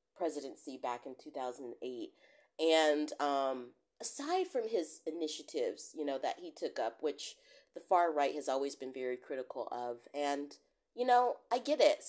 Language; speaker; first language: English; native; English